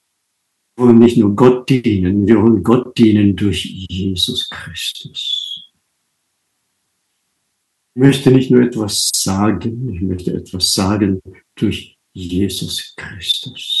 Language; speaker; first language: German; non-native, fluent; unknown